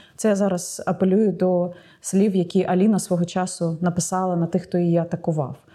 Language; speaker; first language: Ukrainian; non-native, local second language; Russian